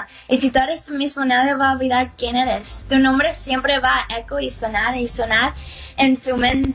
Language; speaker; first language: Spanish; early bilingual, heritage; Spanish